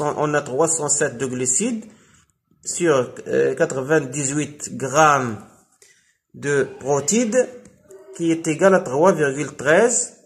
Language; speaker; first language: French; non-native, local second language; Arabic